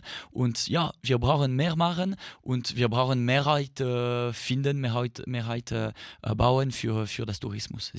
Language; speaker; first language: German; non-native, learner; French